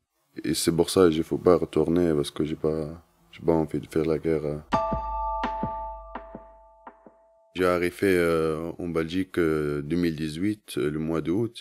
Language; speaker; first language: French; non-native, learner; Arabic